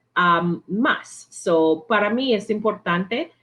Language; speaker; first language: Spanish; non-native, learner; English